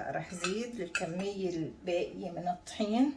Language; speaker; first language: Arabic; native; Arabic